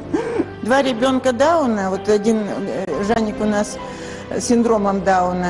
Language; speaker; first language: Russian; native; Russian